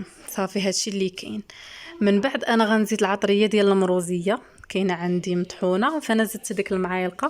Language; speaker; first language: Arabic; native; Arabic